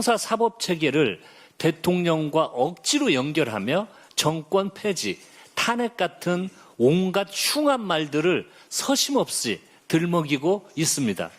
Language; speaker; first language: Korean; native; Korean